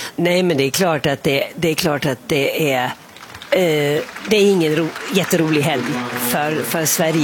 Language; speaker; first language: Swedish; native; Swedish